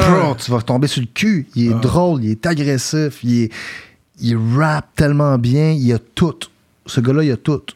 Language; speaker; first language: French; native; French